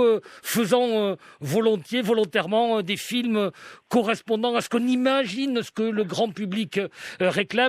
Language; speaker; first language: French; native; French